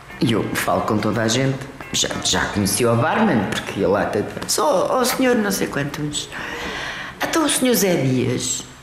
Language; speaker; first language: Portuguese; early bilingual, other home language; French